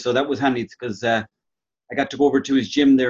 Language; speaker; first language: English; native; English